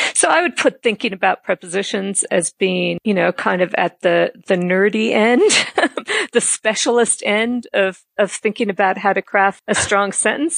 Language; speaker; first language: English; native; English